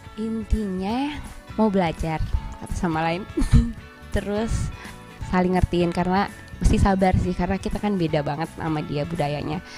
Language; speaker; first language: Indonesian; native; Indonesian